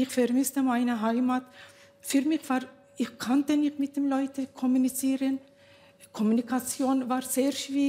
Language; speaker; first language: German; non-native, learner; Kurdish